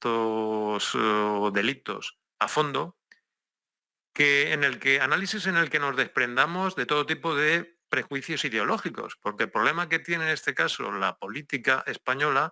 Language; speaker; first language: Spanish; native; Spanish